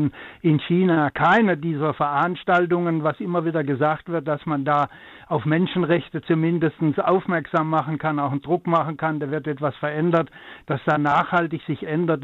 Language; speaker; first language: German; native; German